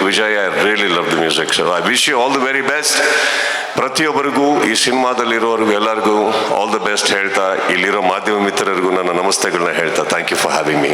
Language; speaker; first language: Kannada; native; Kannada